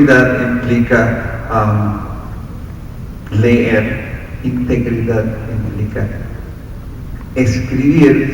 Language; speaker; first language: Spanish; non-native, fluent; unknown